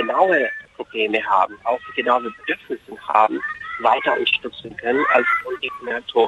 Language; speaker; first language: German; non-native, fluent; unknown